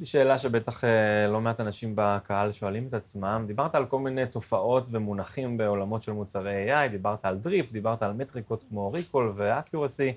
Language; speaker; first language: Hebrew; native; Hebrew